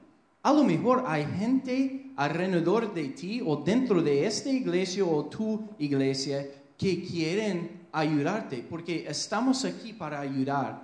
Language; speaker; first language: Spanish; non-native, fluent; English